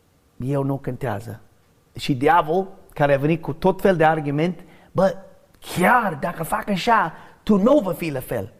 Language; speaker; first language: Romanian; non-native, learner; English